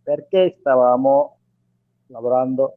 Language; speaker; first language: Italian; non-native, learner; Bangla